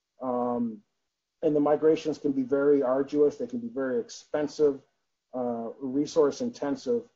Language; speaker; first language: English; native; English